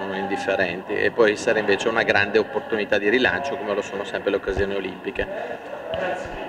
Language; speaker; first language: Italian; native; Italian